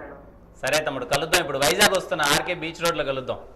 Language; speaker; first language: Telugu; native; Telugu